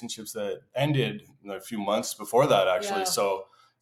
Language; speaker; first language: English; native; English